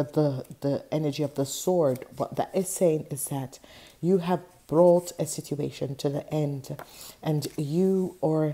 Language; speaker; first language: English; non-native, fluent; Dutch